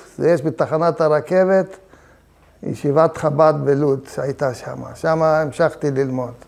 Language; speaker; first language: Hebrew; early bilingual, other home language; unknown